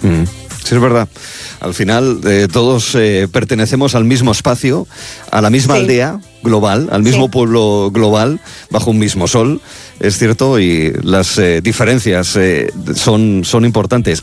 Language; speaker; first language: Spanish; native; Spanish